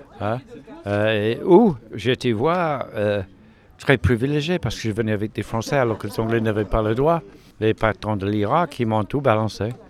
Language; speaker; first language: French; non-native, fluent; English